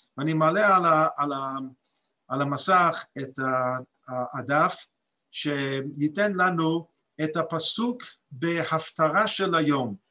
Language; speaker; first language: Hebrew; non-native, fluent; English